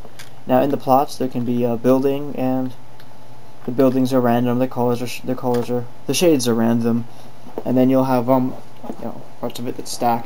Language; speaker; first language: English; native; English